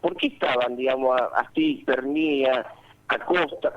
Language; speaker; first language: Spanish; native; Spanish